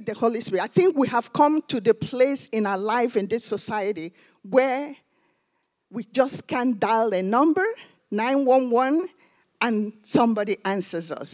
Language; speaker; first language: English; non-native, local second language; Igbo